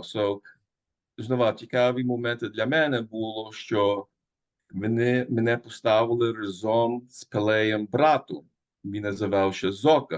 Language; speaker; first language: Ukrainian; early bilingual, heritage; Ukrainian